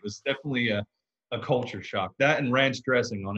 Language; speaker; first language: English; native; English